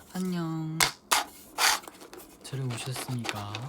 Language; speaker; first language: Korean; non-native, fluent; Chinese